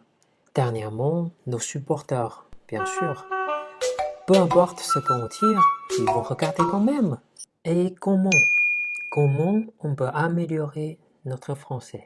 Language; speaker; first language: French; non-native, fluent; Chinese